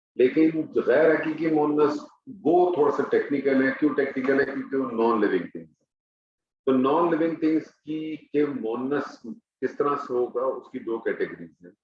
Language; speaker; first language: Urdu; native; Urdu